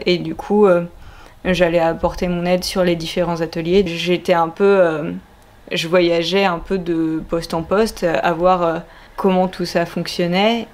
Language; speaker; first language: French; native; French